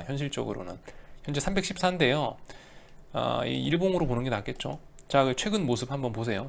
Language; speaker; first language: Korean; native; Korean